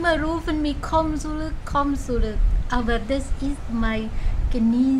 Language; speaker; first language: German; non-native, learner; Thai